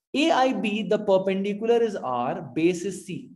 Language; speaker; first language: English; non-native, local second language; Hindi